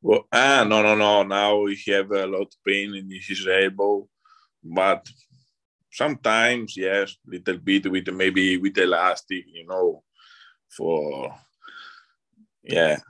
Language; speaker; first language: English; non-native, learner; Italian